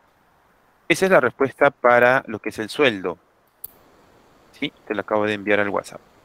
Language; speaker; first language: Spanish; native; Spanish